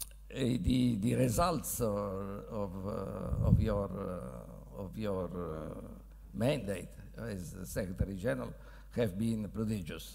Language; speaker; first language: English; non-native, fluent; Italian